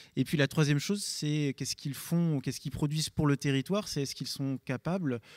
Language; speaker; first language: French; native; French